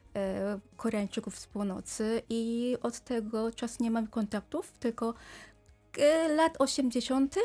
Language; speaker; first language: Polish; non-native, fluent; Korean